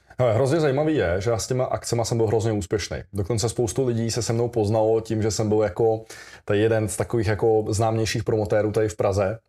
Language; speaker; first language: Czech; early bilingual, other home language; Russian